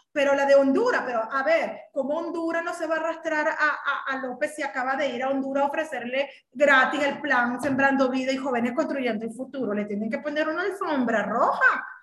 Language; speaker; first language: Spanish; native; Spanish